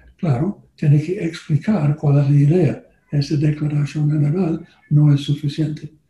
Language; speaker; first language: Spanish; non-native, learner; English